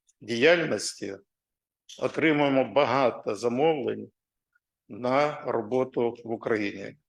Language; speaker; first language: Ukrainian; non-native, local second language; Russian